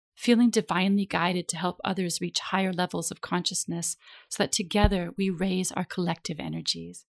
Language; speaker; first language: English; native; English